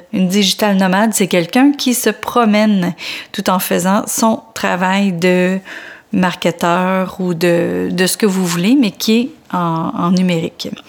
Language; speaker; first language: French; native; French